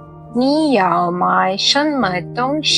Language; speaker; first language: Chinese; non-native, learner; Russian